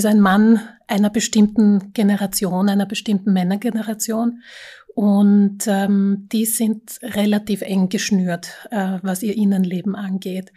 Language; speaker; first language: German; early bilingual, other home language; Slovak